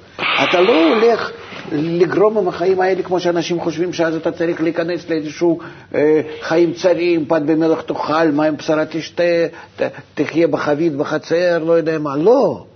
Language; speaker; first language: Hebrew; non-native, fluent; Russian